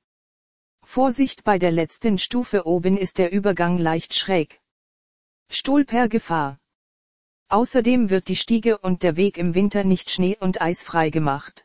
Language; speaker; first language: German; native; German